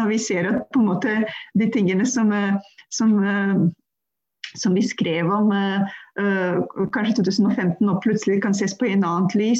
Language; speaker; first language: Norwegian; non-native, fluent; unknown